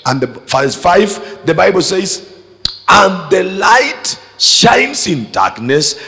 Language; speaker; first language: English; non-native, local second language; Swahili